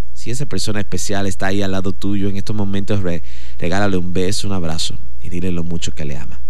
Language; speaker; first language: Spanish; native; Spanish